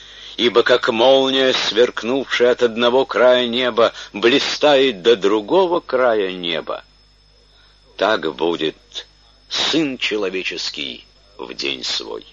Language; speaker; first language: Russian; native; Russian